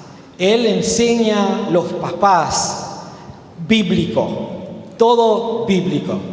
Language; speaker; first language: Spanish; non-native, learner; Romanian